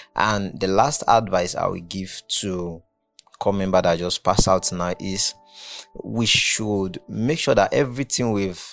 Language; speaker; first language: English; non-native, local second language; Yoruba